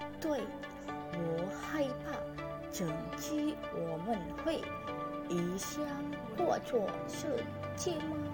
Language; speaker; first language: Chinese; non-native, learner; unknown